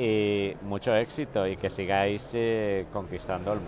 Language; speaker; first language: Spanish; native; Spanish